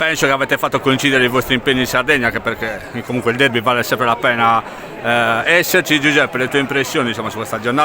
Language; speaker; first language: Italian; native; Italian